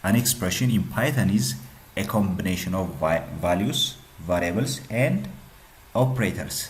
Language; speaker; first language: English; non-native, local second language; Amharic